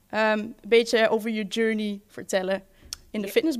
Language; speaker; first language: Dutch; native; Dutch